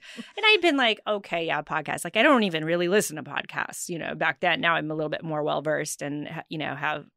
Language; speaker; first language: English; native; English